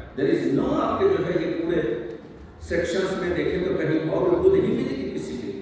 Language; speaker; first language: Urdu; native; Urdu